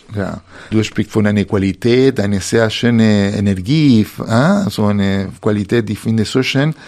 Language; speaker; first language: German; non-native, fluent; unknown